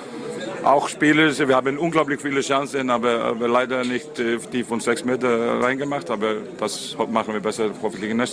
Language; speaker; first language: German; non-native, fluent; Icelandic